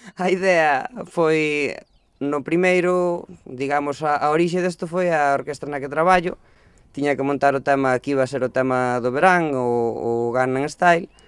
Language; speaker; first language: Galician; native; Galician